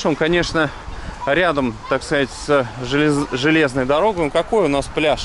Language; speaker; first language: Russian; native; Russian